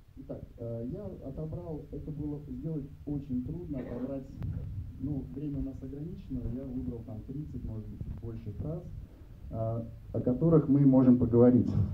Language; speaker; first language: Russian; native; Russian